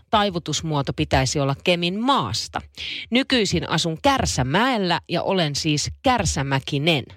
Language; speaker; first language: Finnish; native; Finnish